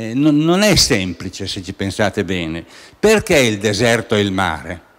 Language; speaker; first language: Italian; native; Italian